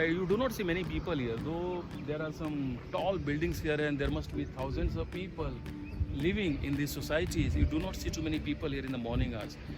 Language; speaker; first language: English; non-native, local second language; Hindi